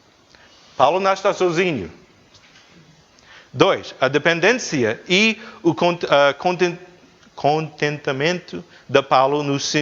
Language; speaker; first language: Portuguese; non-native, fluent; English